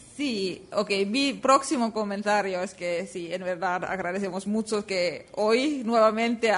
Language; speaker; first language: Spanish; non-native, learner; Finnish